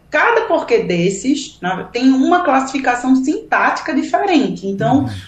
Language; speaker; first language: Portuguese; native; Portuguese